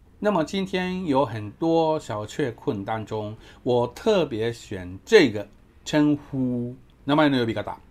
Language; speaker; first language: Chinese; non-native, fluent; Japanese